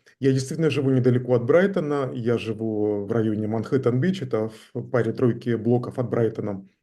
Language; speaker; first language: Russian; native; Russian